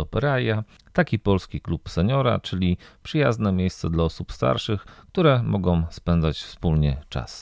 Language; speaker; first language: Polish; native; Polish